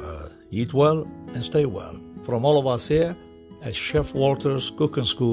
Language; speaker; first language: English; non-native, fluent; Italian